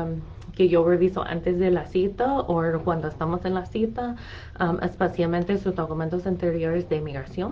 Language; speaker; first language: Spanish; non-native, fluent; English